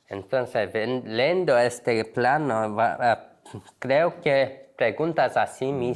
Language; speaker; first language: Spanish; non-native, learner; Korean